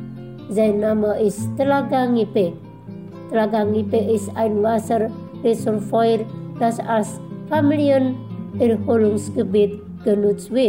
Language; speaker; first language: German; non-native, fluent; Indonesian